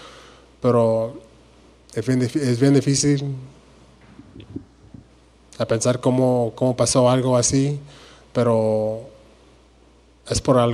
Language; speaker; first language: Spanish; early bilingual, heritage; Spanish